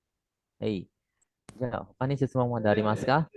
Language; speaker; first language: Japanese; non-native, fluent; Indonesian